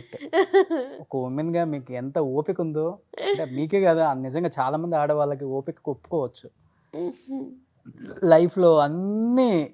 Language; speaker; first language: Telugu; native; Telugu